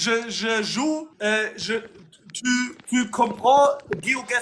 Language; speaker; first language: French; non-native, learner; German